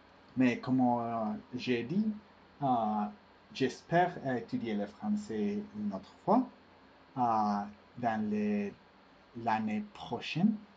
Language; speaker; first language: French; non-native, learner; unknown